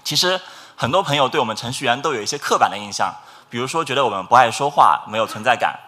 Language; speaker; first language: Chinese; native; Chinese